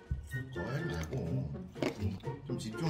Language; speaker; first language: Korean; native; Korean